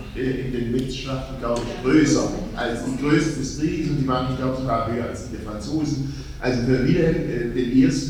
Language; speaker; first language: German; native; German